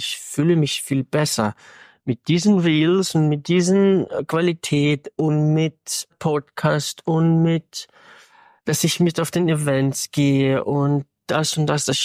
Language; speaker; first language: German; non-native, fluent; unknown